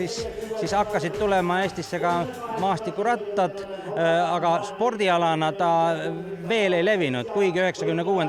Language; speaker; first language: Estonian; native; Estonian